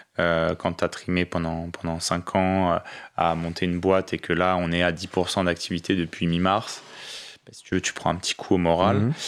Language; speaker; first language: French; native; French